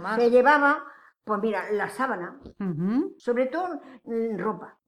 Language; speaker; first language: Spanish; native; Spanish